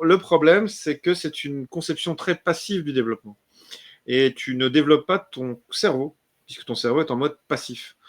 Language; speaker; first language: French; native; French